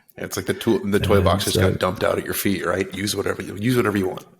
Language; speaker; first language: English; native; English